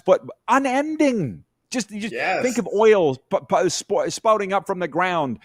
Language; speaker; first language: English; native; English